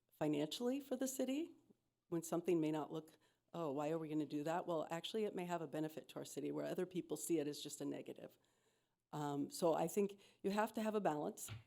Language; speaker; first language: English; native; English